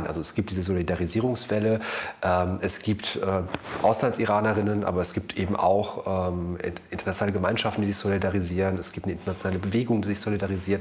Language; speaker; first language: German; native; German